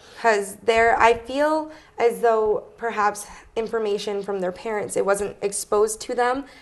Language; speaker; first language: English; native; English